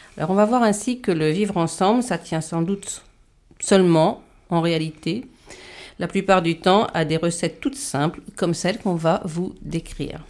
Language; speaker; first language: French; native; French